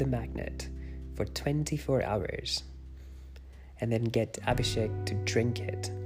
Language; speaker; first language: English; non-native, local second language; Hindi